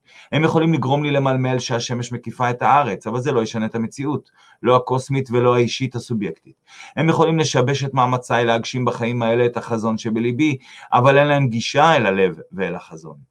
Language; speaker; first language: Hebrew; native; Hebrew